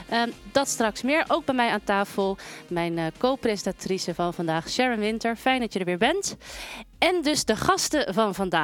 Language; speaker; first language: Dutch; native; Dutch